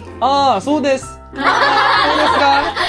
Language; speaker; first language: Japanese; non-native, learner; Korean